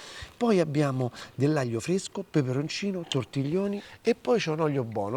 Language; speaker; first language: Italian; native; Italian